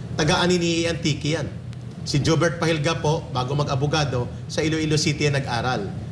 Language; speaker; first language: Filipino; non-native, local second language; Hiligaynon